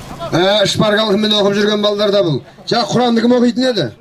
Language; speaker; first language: Kazakh; native; Kazakh